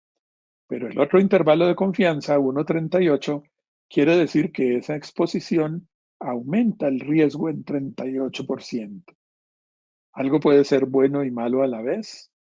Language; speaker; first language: Spanish; native; Spanish